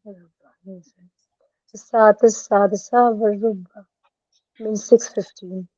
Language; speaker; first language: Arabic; non-native, learner; Hindi